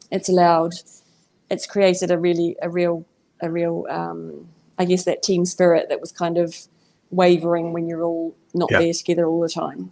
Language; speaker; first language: English; native; English